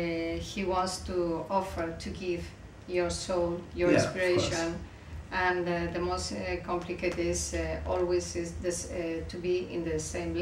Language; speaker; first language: English; non-native, learner; Spanish